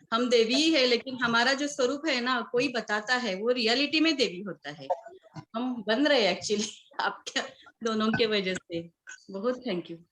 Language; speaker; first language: Hindi; non-native, local second language; Marathi